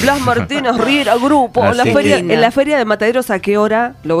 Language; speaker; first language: Spanish; native; Spanish